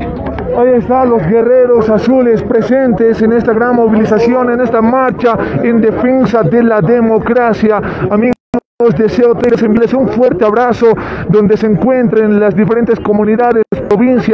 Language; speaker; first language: Spanish; native; Spanish